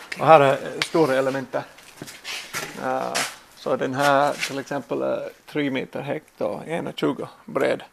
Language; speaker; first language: Swedish; non-native, learner; English